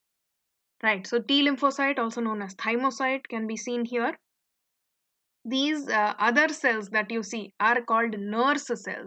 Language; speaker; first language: English; non-native, local second language; Hindi